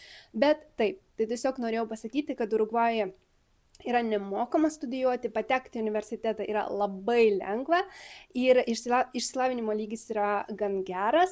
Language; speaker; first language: Lithuanian; early bilingual, other home language; Spanish